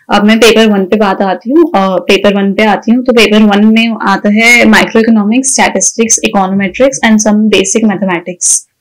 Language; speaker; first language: Hindi; native; Hindi